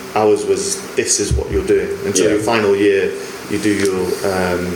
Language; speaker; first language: English; native; English